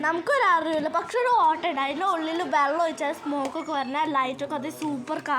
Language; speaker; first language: Malayalam; early bilingual, heritage; Malayalam